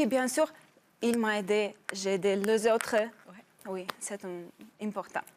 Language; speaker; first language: French; non-native, learner; Russian